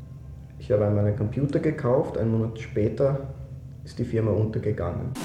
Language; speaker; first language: German; non-native, fluent; English